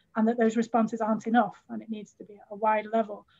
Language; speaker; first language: English; native; English